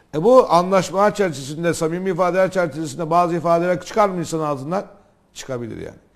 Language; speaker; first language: Turkish; native; Turkish